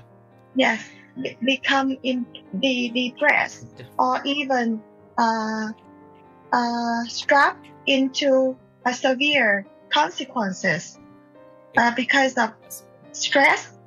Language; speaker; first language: English; non-native, learner; Vietnamese